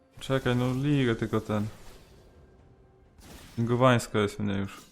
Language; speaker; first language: Polish; native; Polish